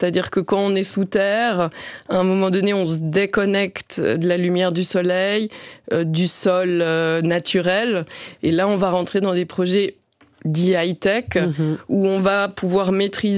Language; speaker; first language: French; native; French